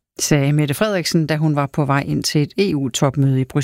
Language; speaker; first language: Danish; native; Danish